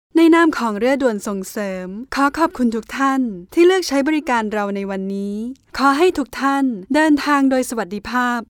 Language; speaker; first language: Thai; native; Thai